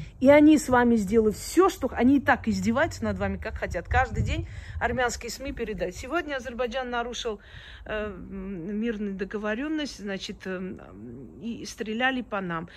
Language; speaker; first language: Russian; early bilingual, other home language; Armenian